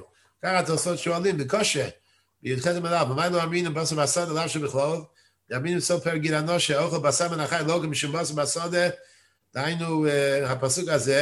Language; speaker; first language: Hebrew; non-native, fluent; English